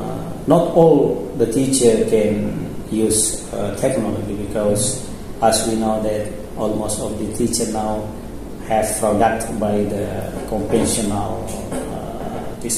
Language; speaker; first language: English; non-native, local second language; Indonesian